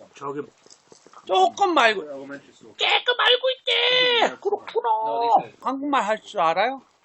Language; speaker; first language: Korean; non-native, fluent; English